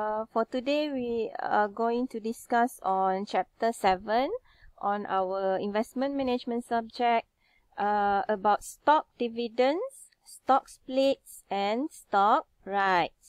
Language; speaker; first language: English; non-native, local second language; Malay